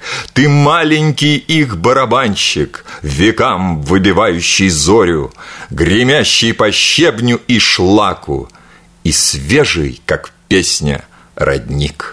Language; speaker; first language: Russian; native; Russian